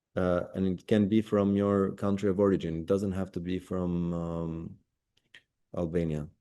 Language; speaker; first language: English; non-native, fluent; Albanian